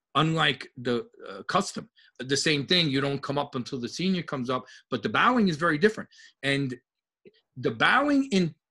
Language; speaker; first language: English; native; English